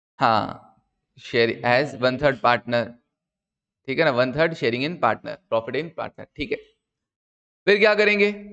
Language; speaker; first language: Hindi; native; Hindi